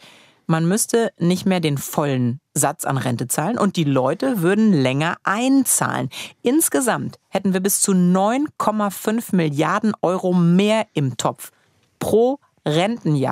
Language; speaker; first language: German; native; German